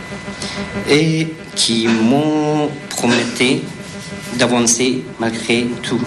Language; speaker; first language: French; non-native, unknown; Persian